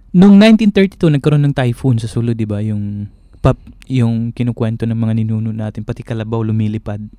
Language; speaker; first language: Filipino; non-native, local second language; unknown